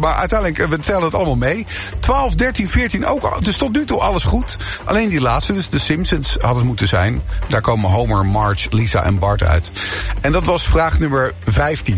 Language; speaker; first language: Dutch; native; Dutch